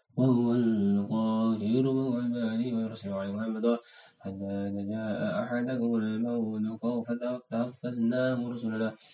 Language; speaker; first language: Arabic; non-native, learner; Indonesian